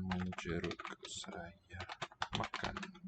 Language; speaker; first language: Indonesian; non-native, learner; English